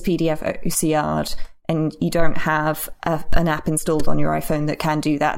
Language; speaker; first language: English; native; English